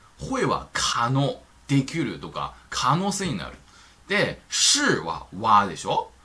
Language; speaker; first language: Japanese; non-native, fluent; Chinese